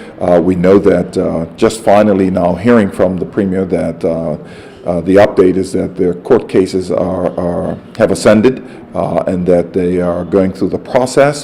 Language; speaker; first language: English; native; English